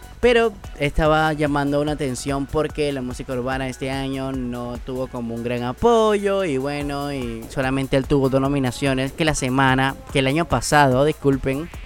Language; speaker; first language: Spanish; native; Spanish